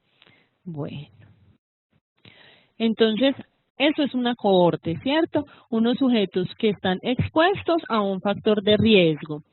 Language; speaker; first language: Spanish; native; Spanish